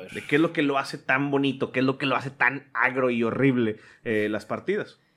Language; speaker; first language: Spanish; native; Spanish